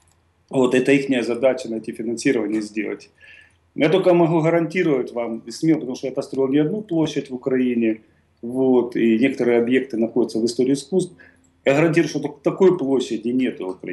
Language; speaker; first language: Russian; native; Russian